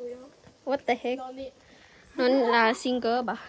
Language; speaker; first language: English; non-native, local second language; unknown